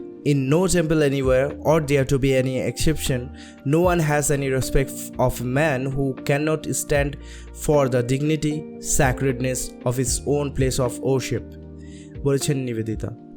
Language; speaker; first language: English; non-native, local second language; Bangla